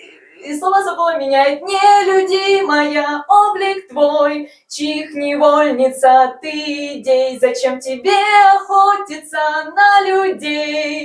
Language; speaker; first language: Russian; native; Russian